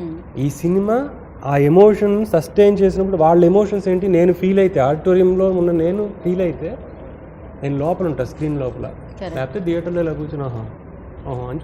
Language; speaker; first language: Telugu; native; Telugu